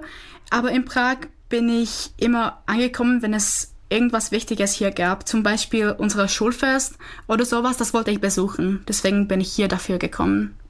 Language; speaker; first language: German; non-native, fluent; Czech